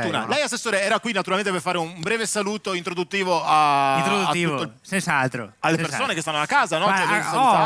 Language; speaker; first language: Italian; native; Italian